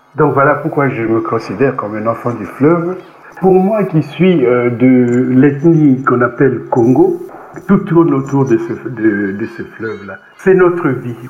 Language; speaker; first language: French; non-native, local second language; Kongo